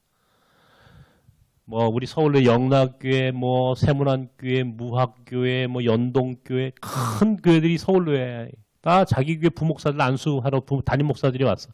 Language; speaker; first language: Korean; native; Korean